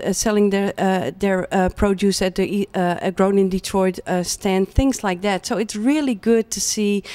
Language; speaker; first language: English; non-native, fluent; Dutch